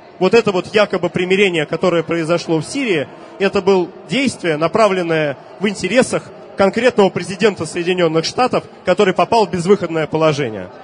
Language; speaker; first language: Russian; native; Russian